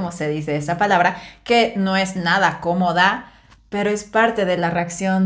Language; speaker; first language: Spanish; native; Spanish